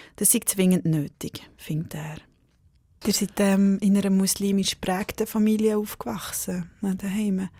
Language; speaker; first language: German; native; German